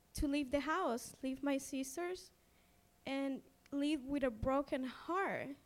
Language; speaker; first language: English; non-native, fluent; Spanish